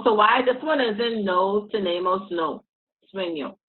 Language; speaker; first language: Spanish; non-native, learner; English